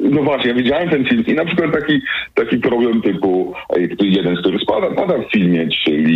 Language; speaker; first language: Polish; native; Polish